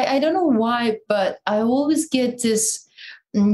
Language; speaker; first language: English; non-native, fluent; Russian